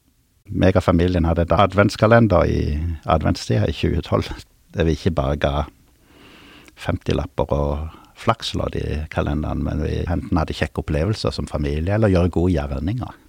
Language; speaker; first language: Norwegian; native; Norwegian